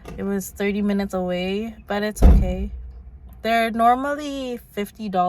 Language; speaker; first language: English; non-native, local second language; Filipino